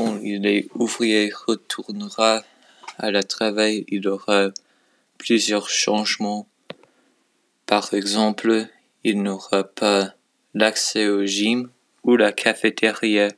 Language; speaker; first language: French; non-native, learner; English